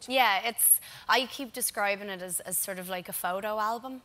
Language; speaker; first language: English; native; English